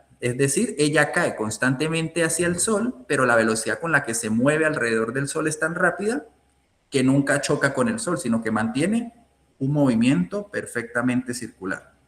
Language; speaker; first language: Spanish; native; Spanish